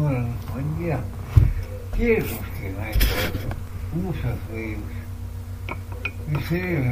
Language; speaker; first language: Estonian; non-native, local second language; Russian